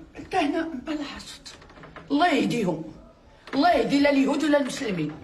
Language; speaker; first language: Arabic; native; Arabic